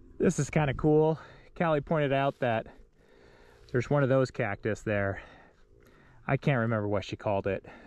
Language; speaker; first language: English; native; English